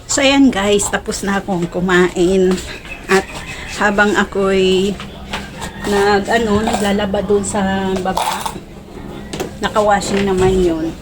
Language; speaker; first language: Filipino; non-native, local second language; Cebuano